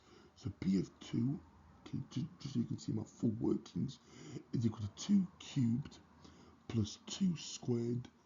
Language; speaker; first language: English; native; English